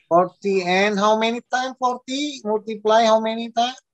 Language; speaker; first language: English; non-native, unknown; Indonesian